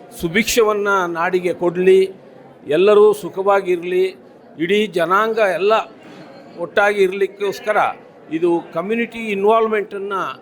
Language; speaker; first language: Kannada; non-native, local second language; Kodava